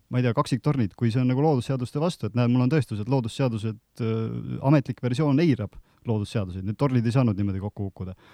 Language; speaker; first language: Estonian; native; Estonian